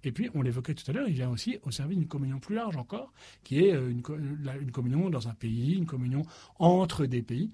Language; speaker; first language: French; native; French